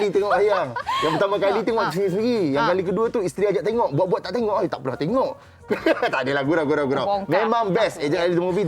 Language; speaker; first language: Malay; native; Malay